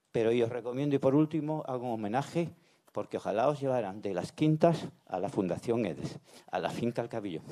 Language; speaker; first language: Spanish; native; Spanish